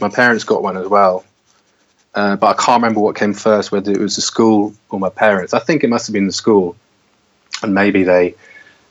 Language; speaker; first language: English; native; English